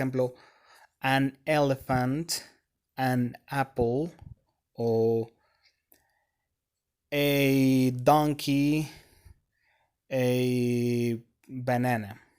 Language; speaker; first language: English; non-native, fluent; Spanish